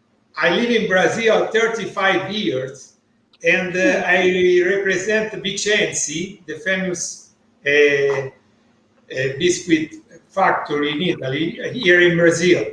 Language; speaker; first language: English; non-native, learner; Italian